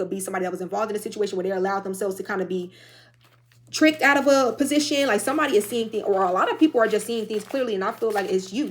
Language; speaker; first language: English; native; English